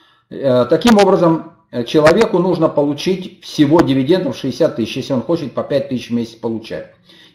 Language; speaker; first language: Russian; native; Russian